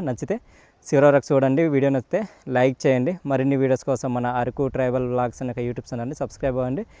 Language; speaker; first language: Telugu; non-native, local second language; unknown